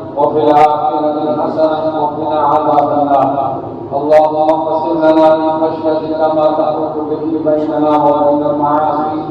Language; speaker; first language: Arabic; non-native, fluent; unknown